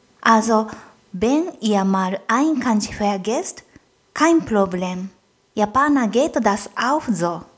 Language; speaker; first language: German; non-native, fluent; Japanese